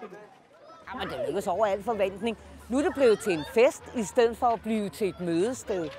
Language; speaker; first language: Danish; native; Danish